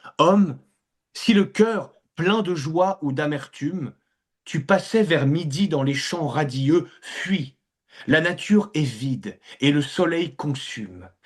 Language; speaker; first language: French; native; French